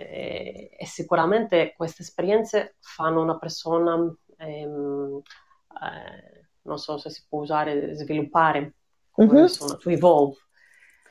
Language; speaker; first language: Italian; non-native, fluent; Greek